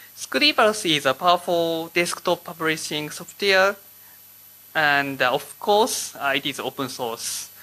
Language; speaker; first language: English; non-native, learner; Japanese